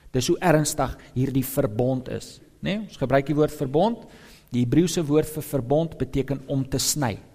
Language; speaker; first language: Afrikaans; non-native, local second language; English